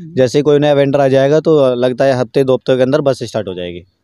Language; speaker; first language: Hindi; native; Hindi